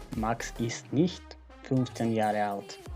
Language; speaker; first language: German; non-native, fluent; Macedonian